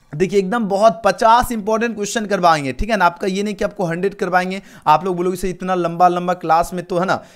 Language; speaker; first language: Hindi; native; Hindi